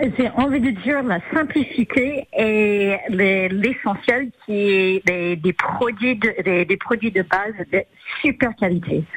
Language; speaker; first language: French; non-native, fluent; English